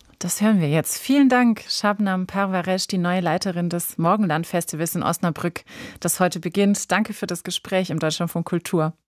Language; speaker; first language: German; native; German